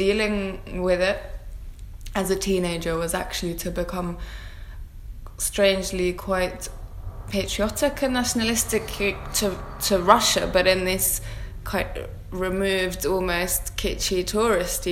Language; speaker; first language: English; native; English